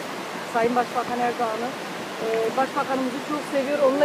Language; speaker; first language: Turkish; native; Turkish